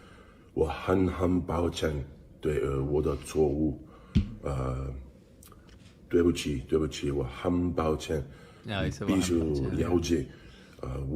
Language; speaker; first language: Chinese; non-native, learner; English